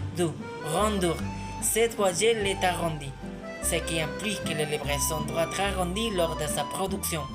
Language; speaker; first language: French; non-native, learner; Spanish